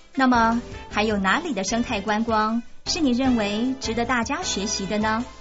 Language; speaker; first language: Chinese; native; Chinese